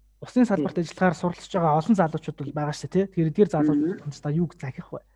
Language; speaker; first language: Mongolian; native; Mongolian